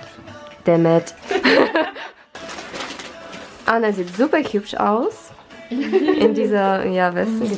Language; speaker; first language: German; non-native, fluent; Russian